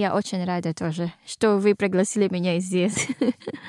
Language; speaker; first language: Russian; non-native, learner; Filipino